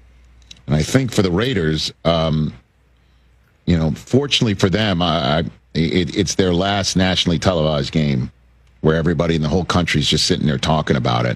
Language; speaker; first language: English; native; English